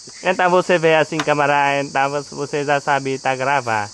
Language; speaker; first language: Portuguese; non-native, learner; Vietnamese